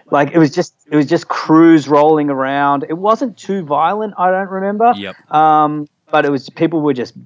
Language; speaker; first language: English; native; English